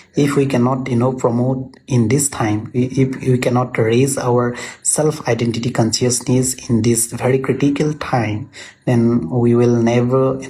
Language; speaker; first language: English; non-native, local second language; Assamese